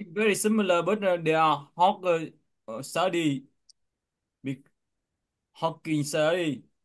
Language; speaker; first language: English; non-native, learner; Vietnamese